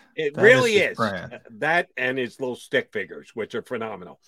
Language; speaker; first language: English; native; English